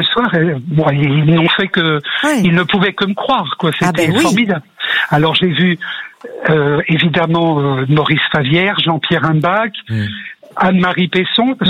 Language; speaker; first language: French; native; French